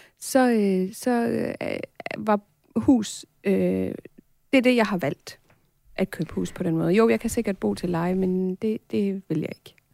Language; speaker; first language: Danish; early bilingual, other home language; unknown